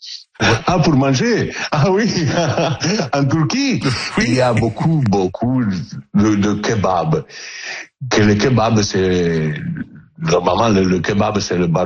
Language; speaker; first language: French; non-native, learner; Italian